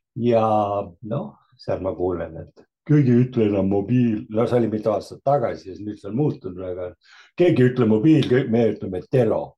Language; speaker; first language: Estonian; early bilingual, heritage; Estonian